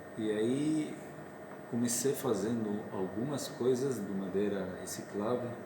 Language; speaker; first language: Portuguese; non-native, learner; Arabic